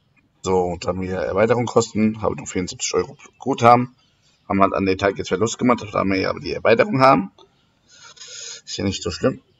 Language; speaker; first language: German; native; German